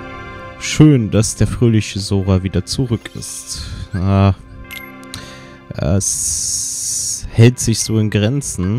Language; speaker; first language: German; native; German